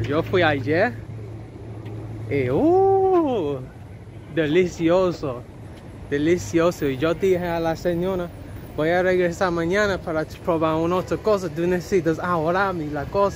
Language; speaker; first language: Spanish; non-native, learner; English